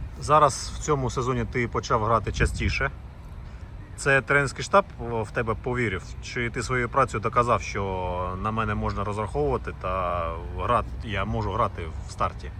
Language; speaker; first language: Ukrainian; native; Ukrainian